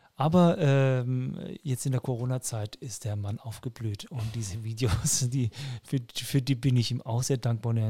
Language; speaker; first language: German; native; German